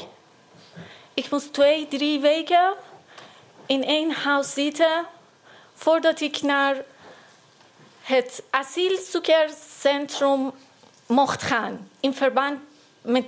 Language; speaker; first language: Dutch; non-native, learner; Persian